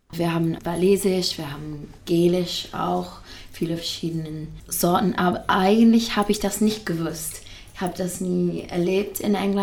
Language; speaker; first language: German; non-native, fluent; English